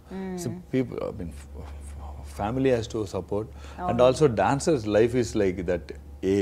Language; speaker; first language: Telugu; non-native, fluent; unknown